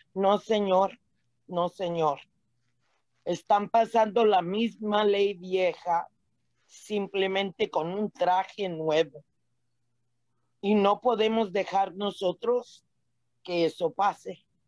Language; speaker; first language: Spanish; early bilingual, heritage; Spanish